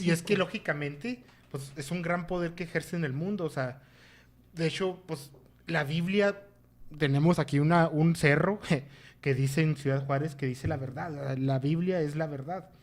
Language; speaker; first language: Spanish; native; Spanish